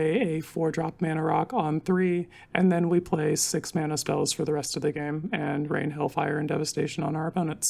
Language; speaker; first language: English; native; English